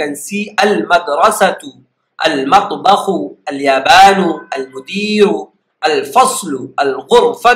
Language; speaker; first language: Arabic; non-native, fluent; Urdu